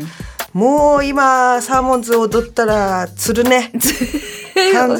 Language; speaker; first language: Japanese; native; Japanese